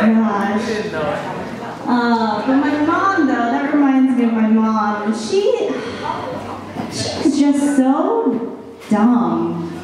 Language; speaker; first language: English; native; English